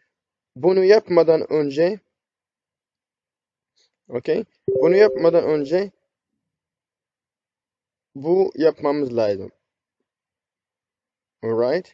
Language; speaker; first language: Turkish; non-native, fluent; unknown